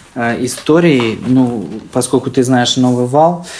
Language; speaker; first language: Russian; early bilingual, heritage; Serbian